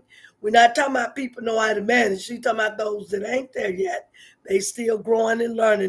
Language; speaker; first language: English; native; English